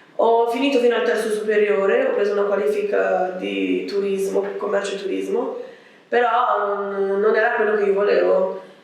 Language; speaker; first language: Italian; early bilingual, other home language; Arabic